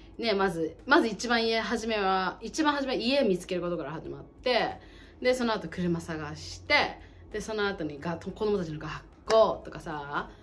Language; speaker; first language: Japanese; native; Japanese